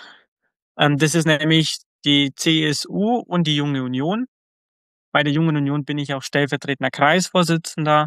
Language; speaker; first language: German; early bilingual, other home language; Croatian